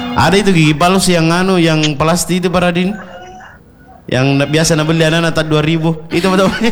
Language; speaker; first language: Indonesian; native; Indonesian